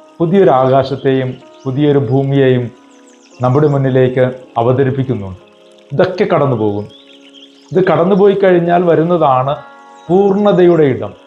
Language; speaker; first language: Malayalam; native; Malayalam